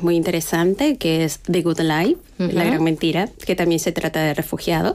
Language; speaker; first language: Spanish; native; Spanish